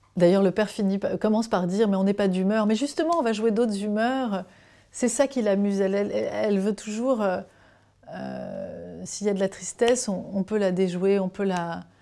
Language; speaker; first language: French; native; French